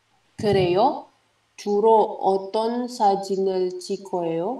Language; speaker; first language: Korean; non-native, learner; Indonesian